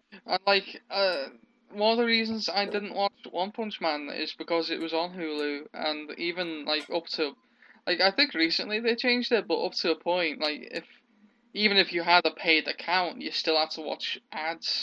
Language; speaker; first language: English; native; English